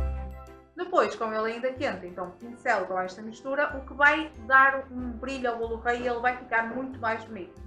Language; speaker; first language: Portuguese; native; Portuguese